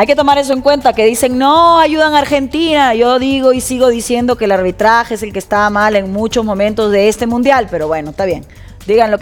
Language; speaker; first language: Spanish; native; Spanish